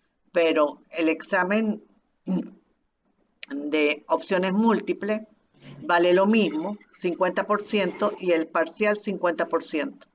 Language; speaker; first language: Spanish; native; Spanish